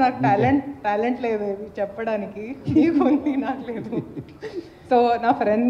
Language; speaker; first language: Telugu; non-native, local second language; Hindi